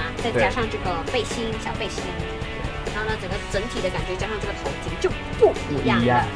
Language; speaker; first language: Chinese; native; Chinese